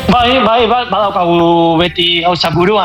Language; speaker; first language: Basque; non-native, local second language; Spanish